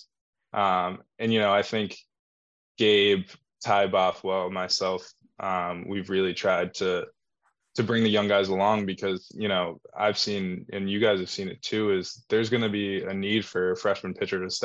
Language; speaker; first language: English; native; English